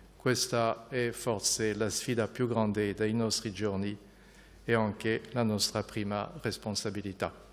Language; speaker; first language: Italian; non-native, fluent; French